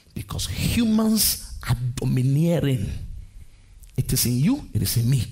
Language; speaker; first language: English; non-native, local second language; Akan